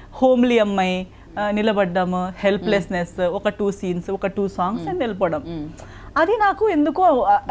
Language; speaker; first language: Telugu; non-native, learner; Konkani